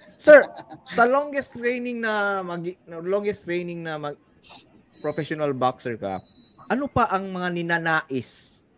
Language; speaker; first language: Filipino; non-native, local second language; Cebuano